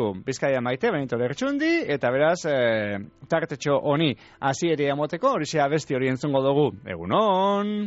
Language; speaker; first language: Basque; native; Basque